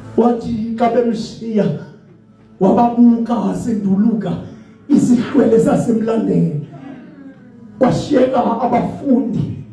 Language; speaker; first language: Zulu; non-native, local second language; Xhosa